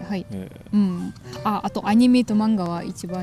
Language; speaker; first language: Japanese; non-native, learner; German